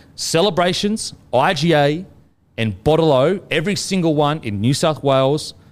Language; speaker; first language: English; native; English